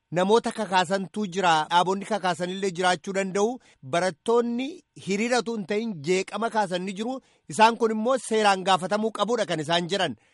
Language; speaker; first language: Oromo; native; Oromo